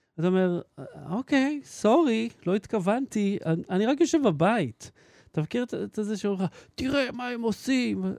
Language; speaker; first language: Hebrew; native; Hebrew